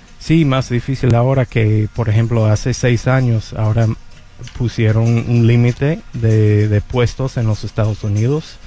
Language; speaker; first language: Spanish; non-native, fluent; English